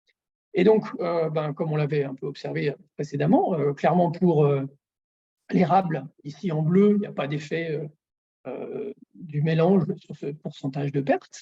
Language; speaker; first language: French; native; French